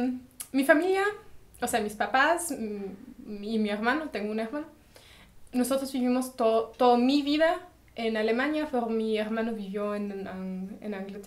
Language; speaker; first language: Spanish; early bilingual, heritage; German